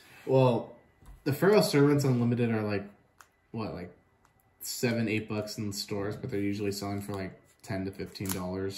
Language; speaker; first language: English; native; English